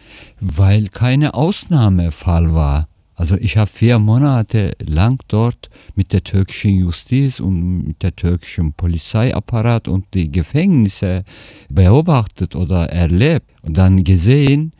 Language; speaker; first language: German; non-native, fluent; Turkish